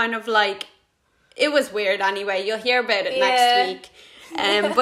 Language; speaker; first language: English; early bilingual, other home language; Latvian